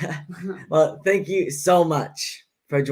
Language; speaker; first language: English; native; English